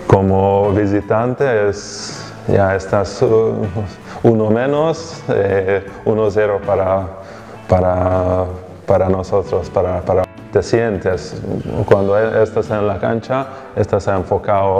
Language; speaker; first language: Spanish; non-native, fluent; Hungarian